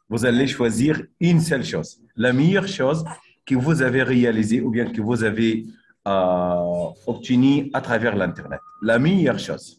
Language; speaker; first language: French; non-native, fluent; Arabic